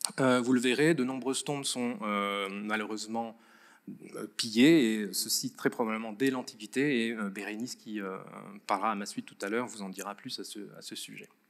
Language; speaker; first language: French; native; French